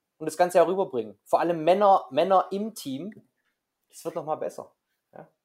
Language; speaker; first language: German; native; German